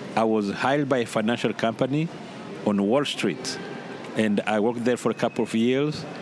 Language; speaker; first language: English; non-native, fluent; Rundi